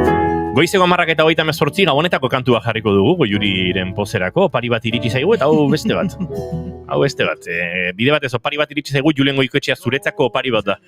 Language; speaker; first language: Basque; native; Basque